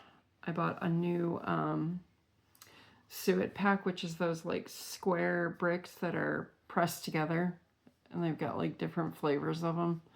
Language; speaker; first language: English; native; English